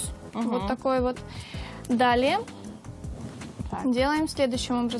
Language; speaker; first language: Russian; native; Russian